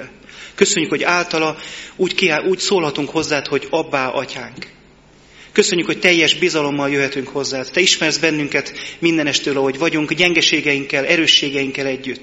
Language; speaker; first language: Hungarian; native; Hungarian